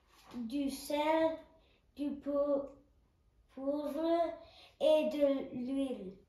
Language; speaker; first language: French; non-native, learner; English